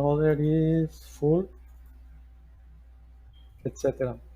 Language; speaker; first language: English; non-native, learner; Spanish